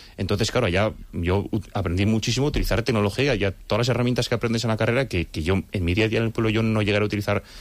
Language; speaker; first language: Spanish; native; Spanish